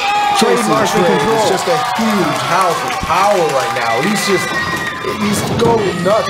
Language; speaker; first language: English; native; English